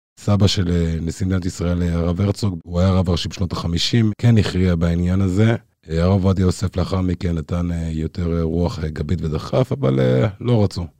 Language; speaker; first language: Hebrew; early bilingual, other home language; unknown